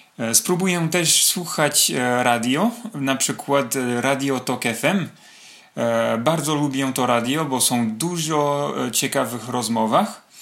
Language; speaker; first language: Polish; non-native, learner; French